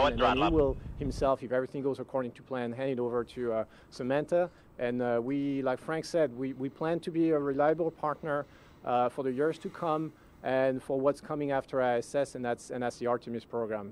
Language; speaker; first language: English; non-native, fluent; French